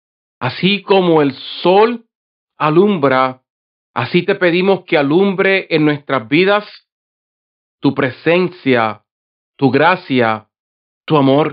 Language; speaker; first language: Spanish; native; Spanish